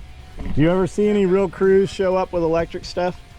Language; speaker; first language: English; native; English